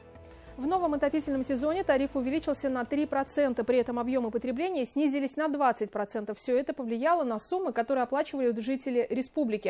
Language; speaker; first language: Russian; native; Russian